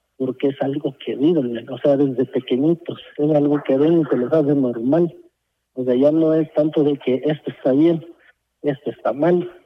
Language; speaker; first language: Spanish; early bilingual, heritage; Spanish